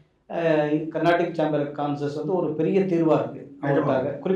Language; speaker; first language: Tamil; native; Tamil